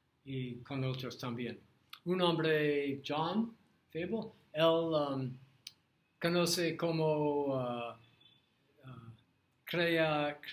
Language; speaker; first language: Spanish; non-native, learner; English